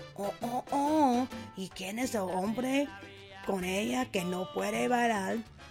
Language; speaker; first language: Spanish; non-native, learner; English